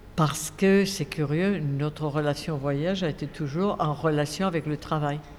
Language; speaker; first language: French; non-native, fluent; Spanish